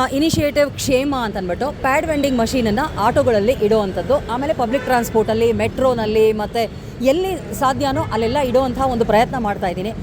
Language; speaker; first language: Kannada; native; Kannada